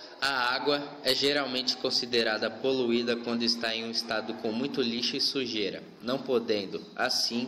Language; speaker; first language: Portuguese; native; Portuguese